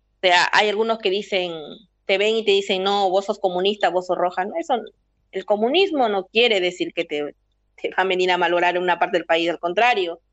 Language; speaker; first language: Spanish; native; Spanish